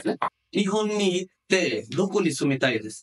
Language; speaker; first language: Japanese; non-native, fluent; Bangla